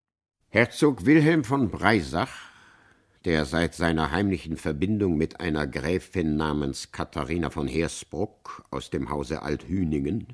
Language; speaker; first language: German; native; German